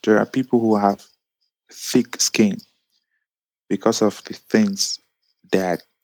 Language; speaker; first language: English; non-native, local second language; Yoruba